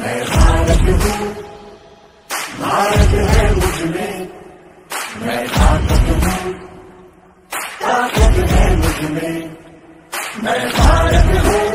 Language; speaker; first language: Hindi; non-native, local second language; Gujarati